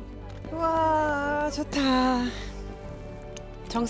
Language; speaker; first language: Korean; native; Korean